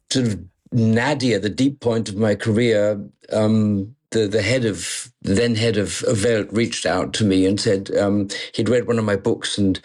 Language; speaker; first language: English; native; English